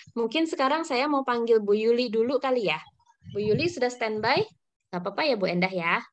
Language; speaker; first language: Indonesian; native; Indonesian